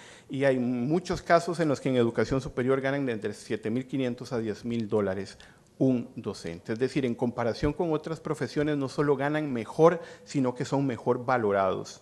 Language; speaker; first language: Spanish; native; Spanish